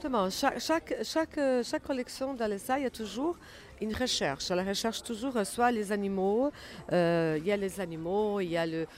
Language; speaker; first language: French; non-native, learner; Portuguese